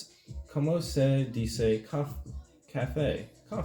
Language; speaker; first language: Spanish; non-native, learner; English